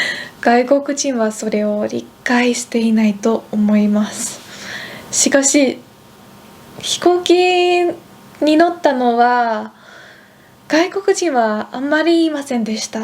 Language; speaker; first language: Japanese; non-native, fluent; Dutch